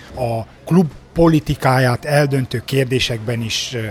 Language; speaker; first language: Hungarian; native; Hungarian